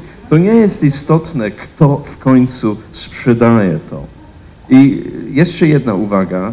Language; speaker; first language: Polish; non-native, fluent; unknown